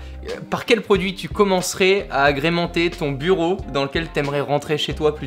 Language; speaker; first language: French; native; French